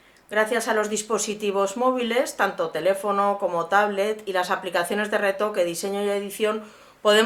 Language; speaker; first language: Spanish; native; Spanish